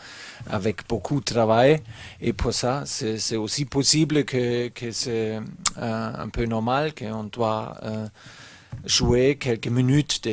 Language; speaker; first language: French; non-native, learner; German